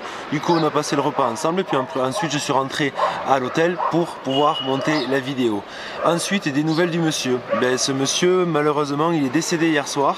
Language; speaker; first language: French; native; French